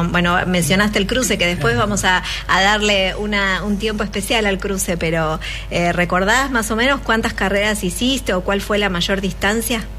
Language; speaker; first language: Spanish; native; Spanish